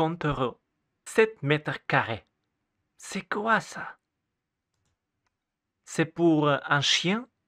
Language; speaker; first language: French; non-native, fluent; Russian